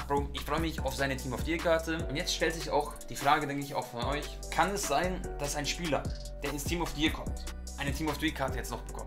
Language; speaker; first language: German; native; German